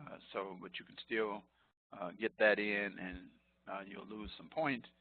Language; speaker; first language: English; native; English